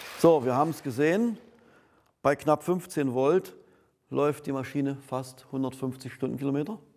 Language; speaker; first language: German; native; German